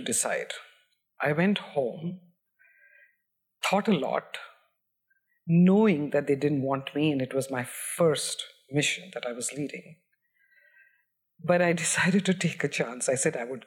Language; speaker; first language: English; non-native, local second language; Hindi